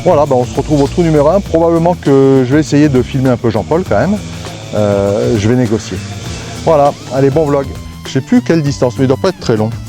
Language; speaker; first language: French; native; French